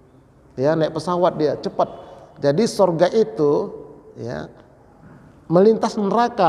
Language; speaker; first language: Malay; non-native, local second language; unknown